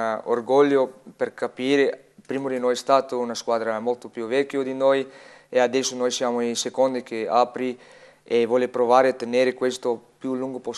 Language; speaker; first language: Italian; non-native, learner; Afrikaans